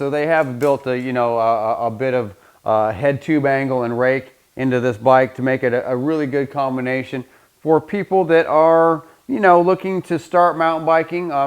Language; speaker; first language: English; native; English